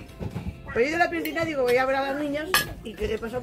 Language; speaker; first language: Spanish; native; Spanish